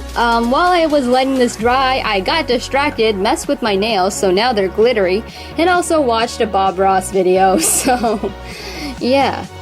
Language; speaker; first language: English; native; English